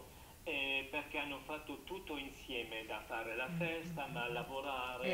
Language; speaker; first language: Italian; non-native, learner; French